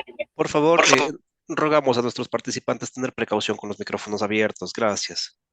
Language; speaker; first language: Spanish; native; Spanish